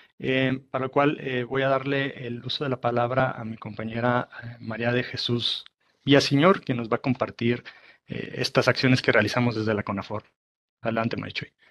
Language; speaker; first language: Spanish; native; Spanish